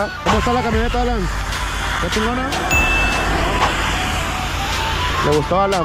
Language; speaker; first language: Spanish; native; Spanish